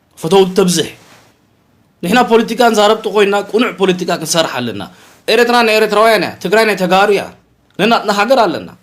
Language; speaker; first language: Tigrinya; early bilingual, heritage; Tigrinya